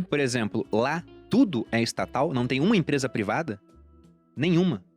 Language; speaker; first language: Portuguese; native; Portuguese